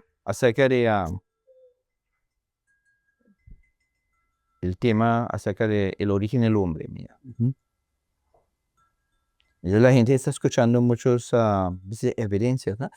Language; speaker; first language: Spanish; non-native, learner; English